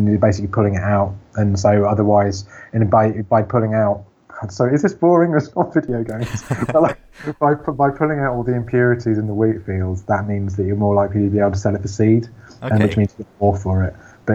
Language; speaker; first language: English; native; English